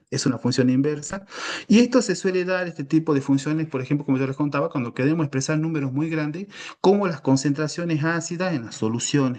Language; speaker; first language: Spanish; native; Spanish